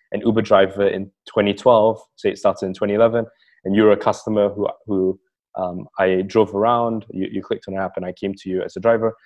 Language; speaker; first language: English; native; English